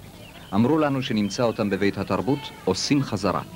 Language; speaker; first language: Hebrew; native; Hebrew